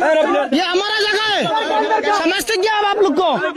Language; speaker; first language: Hindi; non-native, learner; Bangla